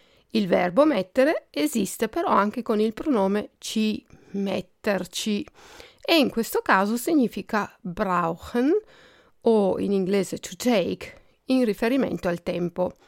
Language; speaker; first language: Italian; native; Italian